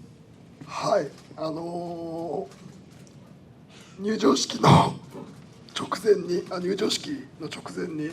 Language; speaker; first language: Japanese; native; Japanese